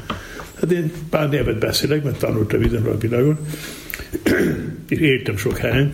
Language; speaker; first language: Hungarian; non-native, learner; German